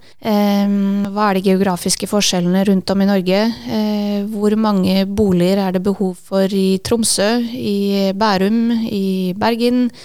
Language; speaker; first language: Norwegian; native; Norwegian